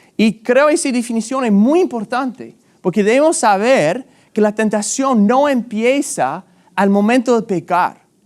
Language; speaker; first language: Spanish; non-native, fluent; English